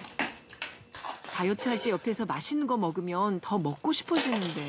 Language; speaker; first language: Korean; native; Korean